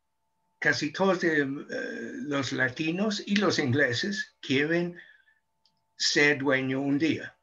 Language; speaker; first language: Spanish; non-native, fluent; English